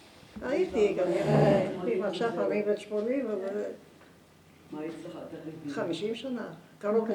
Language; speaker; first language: Hebrew; non-native, fluent; Spanish